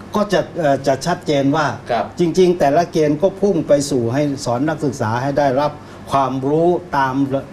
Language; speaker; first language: Thai; native; Thai